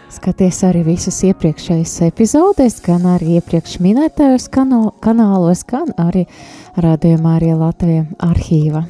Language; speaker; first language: Latvian; non-native, local second language; Russian